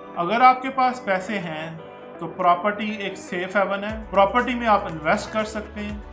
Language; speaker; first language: Urdu; non-native, local second language; Punjabi